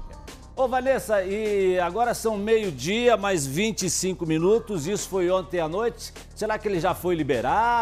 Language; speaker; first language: Portuguese; native; Portuguese